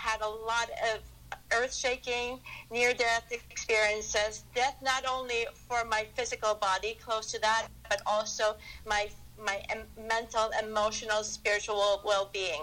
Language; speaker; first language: English; non-native, local second language; Filipino